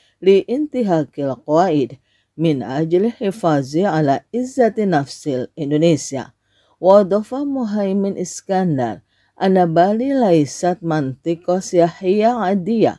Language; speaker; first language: Arabic; non-native, fluent; Indonesian